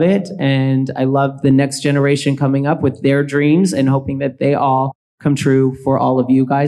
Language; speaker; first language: English; native; English